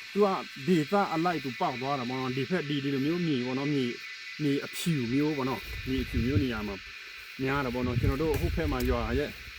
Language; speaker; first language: Burmese; non-native, local second language; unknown